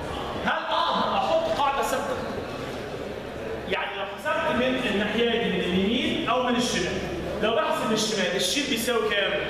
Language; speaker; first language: Arabic; native; Arabic